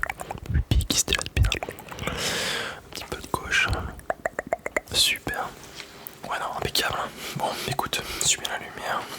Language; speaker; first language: French; native; French